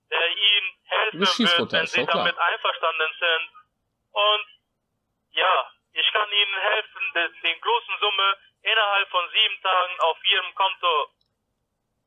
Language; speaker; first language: German; non-native, learner; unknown